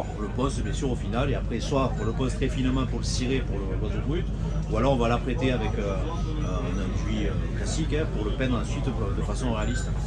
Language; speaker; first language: French; native; French